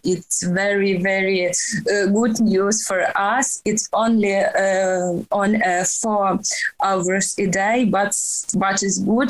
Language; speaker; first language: English; non-native, learner; Ukrainian